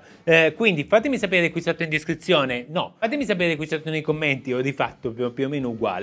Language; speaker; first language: Italian; native; Italian